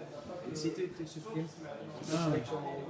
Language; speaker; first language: French; non-native, fluent; Dutch